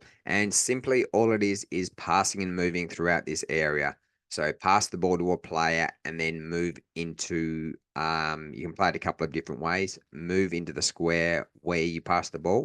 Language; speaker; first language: English; native; English